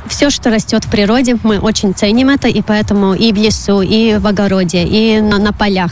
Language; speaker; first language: Russian; non-native, local second language; Latvian